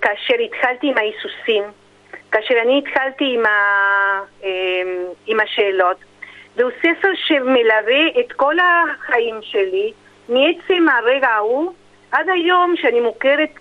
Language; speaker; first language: Hebrew; non-native, fluent; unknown